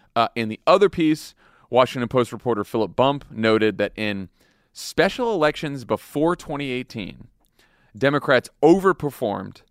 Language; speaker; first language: English; native; English